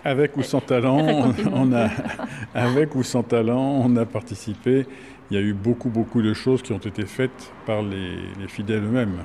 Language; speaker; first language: French; native; French